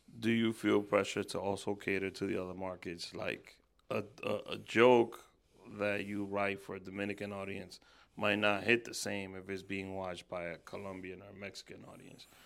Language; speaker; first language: English; early bilingual, other home language; Spanish